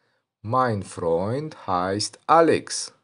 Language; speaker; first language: German; non-native, learner; Tajik